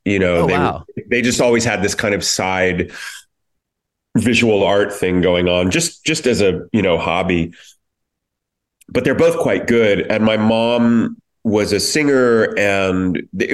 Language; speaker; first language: English; native; English